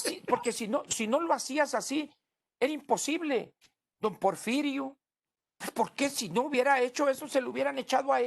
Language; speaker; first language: Spanish; native; Spanish